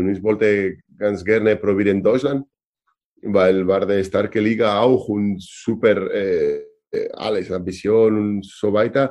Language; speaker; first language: German; non-native, learner; Spanish